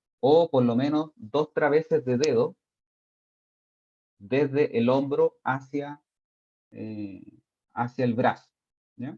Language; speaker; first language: Spanish; native; Spanish